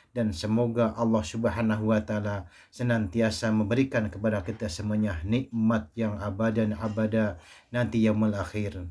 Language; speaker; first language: Indonesian; native; Indonesian